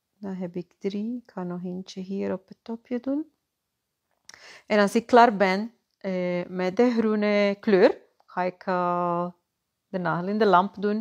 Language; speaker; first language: Dutch; non-native, fluent; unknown